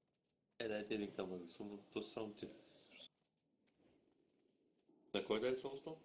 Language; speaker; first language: Bulgarian; native; Bulgarian